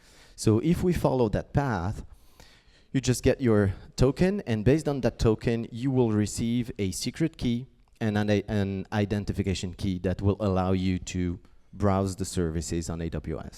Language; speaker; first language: English; non-native, fluent; French